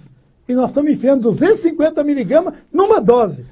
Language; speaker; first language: Portuguese; native; Portuguese